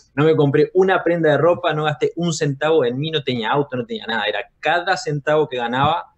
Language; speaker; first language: Spanish; native; Spanish